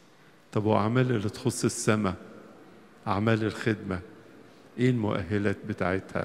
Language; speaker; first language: Arabic; native; Arabic